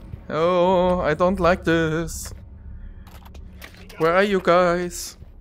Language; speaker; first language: English; non-native, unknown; German